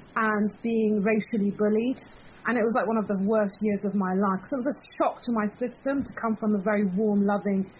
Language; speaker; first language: English; early bilingual, other home language; Persian